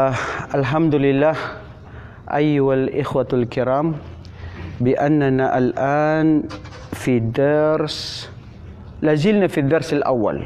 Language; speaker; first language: Arabic; non-native, fluent; Filipino